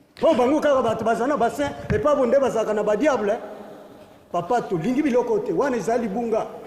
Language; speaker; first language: Lingala; non-native, local second language; Kongo